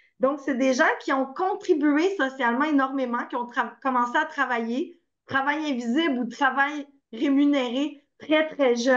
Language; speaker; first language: French; native; French